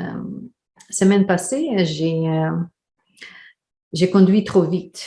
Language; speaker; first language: French; non-native, fluent; Ukrainian